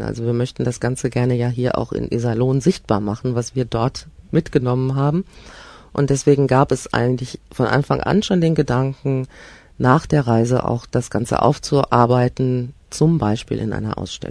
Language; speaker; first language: German; native; German